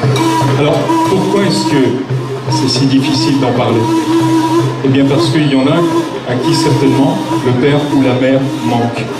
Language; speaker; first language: French; native; French